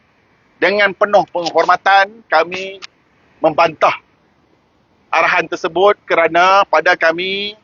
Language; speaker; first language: Malay; native; Malay